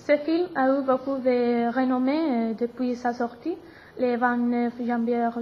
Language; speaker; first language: French; non-native, learner; Spanish